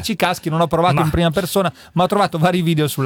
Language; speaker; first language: Italian; native; Italian